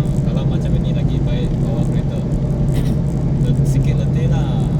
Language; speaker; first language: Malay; non-native, local second language; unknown